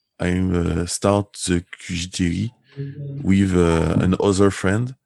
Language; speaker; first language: English; non-native, learner; French